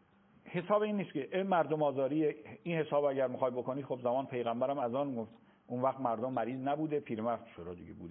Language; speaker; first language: Persian; native; Persian